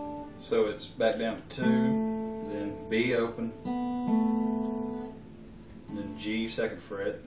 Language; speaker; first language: English; native; English